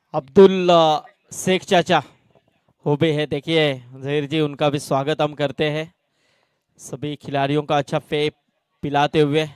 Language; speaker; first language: Hindi; non-native, local second language; Marathi